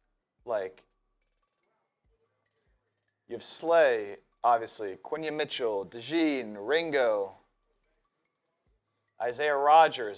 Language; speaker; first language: English; native; English